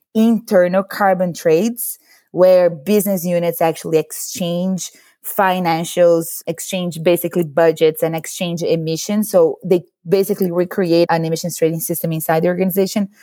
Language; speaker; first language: English; non-native, fluent; Portuguese